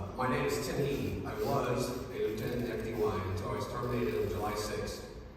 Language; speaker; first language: English; native; English